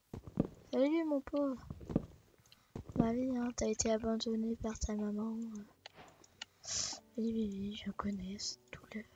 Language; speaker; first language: French; native; French